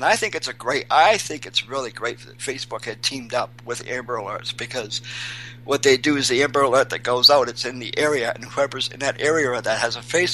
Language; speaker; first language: English; native; English